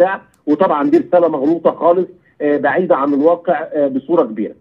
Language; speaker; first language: Arabic; native; Arabic